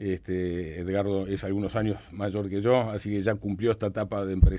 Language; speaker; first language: Spanish; native; Spanish